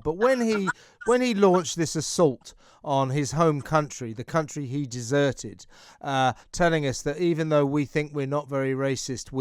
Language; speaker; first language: English; native; English